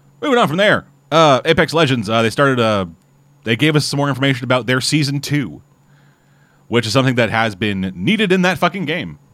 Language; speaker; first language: English; native; English